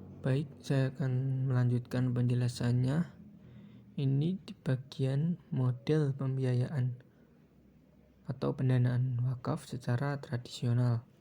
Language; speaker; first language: Indonesian; native; Indonesian